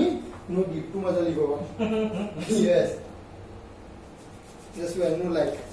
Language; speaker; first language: English; non-native, learner; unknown